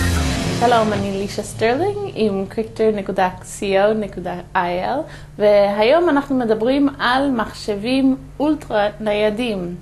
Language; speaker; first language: Hebrew; non-native, fluent; English